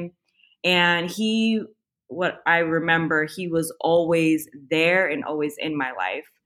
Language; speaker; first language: English; native; English